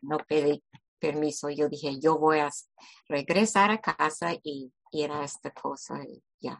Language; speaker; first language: Spanish; non-native, fluent; English